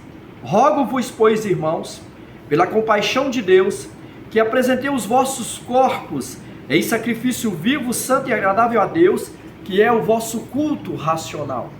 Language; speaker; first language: Portuguese; native; Portuguese